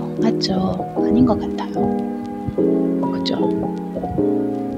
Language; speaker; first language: Korean; non-native, learner; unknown